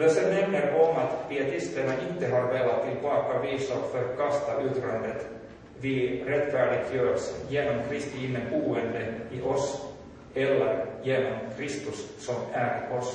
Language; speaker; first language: Swedish; non-native, local second language; Finnish